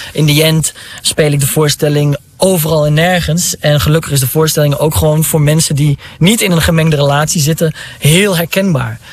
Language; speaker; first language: Dutch; early bilingual, other home language; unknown